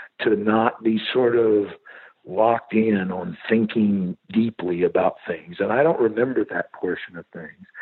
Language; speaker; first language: English; native; English